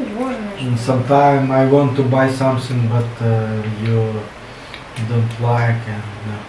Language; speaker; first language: English; non-native, learner; Russian